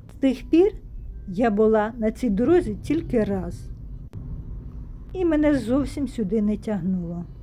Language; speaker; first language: Ukrainian; native; Ukrainian